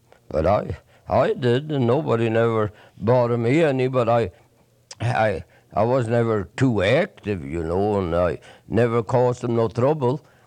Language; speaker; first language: English; non-native, fluent; Swedish